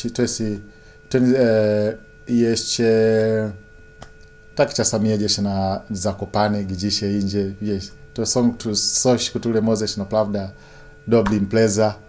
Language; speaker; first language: Polish; non-native, learner; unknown